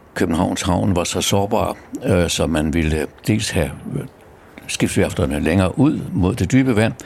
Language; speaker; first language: Danish; native; Danish